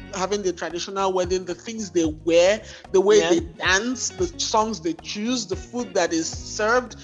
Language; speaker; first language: English; non-native, local second language; Igbo